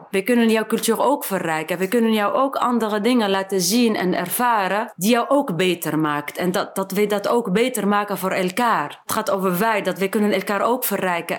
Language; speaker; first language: Dutch; non-native, fluent; Arabic